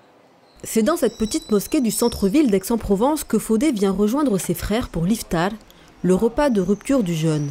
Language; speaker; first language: French; native; French